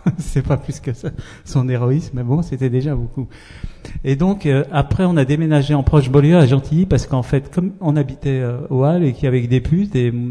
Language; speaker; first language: French; early bilingual, other home language; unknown